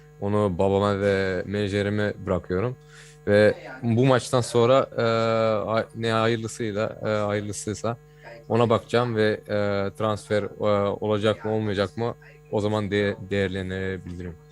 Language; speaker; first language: Turkish; early bilingual, heritage; Turkish